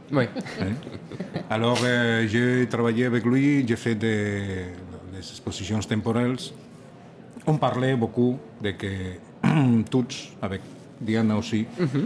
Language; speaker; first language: French; non-native, learner; Catalan